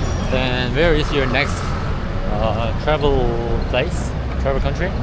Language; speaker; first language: English; non-native, learner; Korean